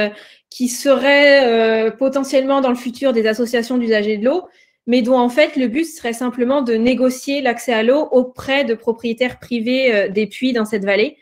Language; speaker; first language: French; native; French